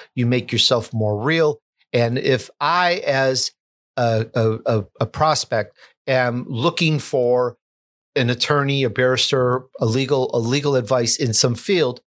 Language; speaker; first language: English; native; English